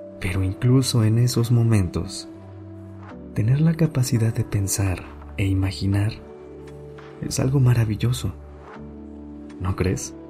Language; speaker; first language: Spanish; native; Spanish